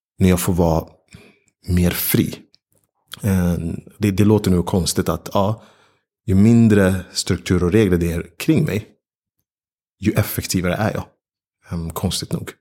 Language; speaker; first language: Swedish; early bilingual, other home language; Ganda